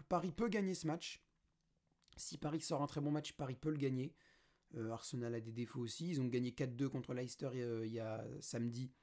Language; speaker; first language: French; native; French